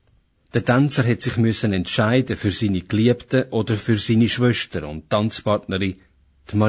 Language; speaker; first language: German; native; German